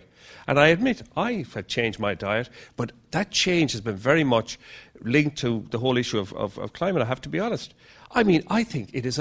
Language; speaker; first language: English; native; English